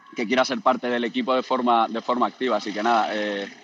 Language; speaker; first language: Spanish; native; Spanish